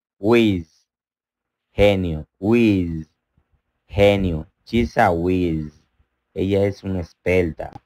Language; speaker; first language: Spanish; native; Spanish